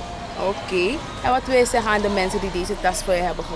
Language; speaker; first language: Dutch; native; Dutch